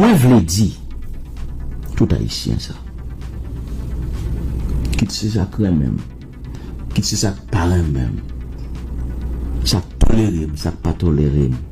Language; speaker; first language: French; non-native, local second language; Haitian Creole